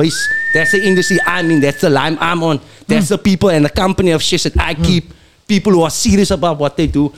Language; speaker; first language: English; native; English